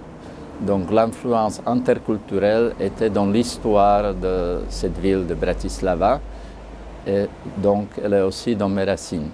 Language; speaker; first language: French; non-native, fluent; Slovak